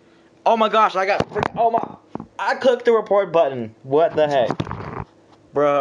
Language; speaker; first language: English; native; English